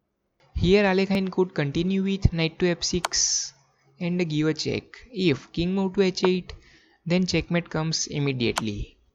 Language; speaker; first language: English; non-native, fluent; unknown